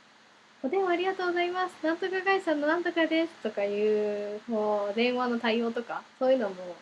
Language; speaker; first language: Japanese; early bilingual, heritage; Japanese